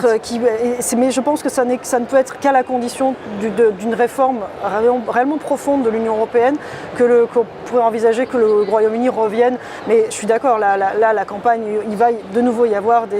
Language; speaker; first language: French; native; French